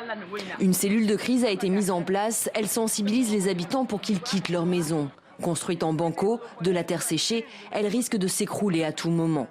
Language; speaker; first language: French; native; French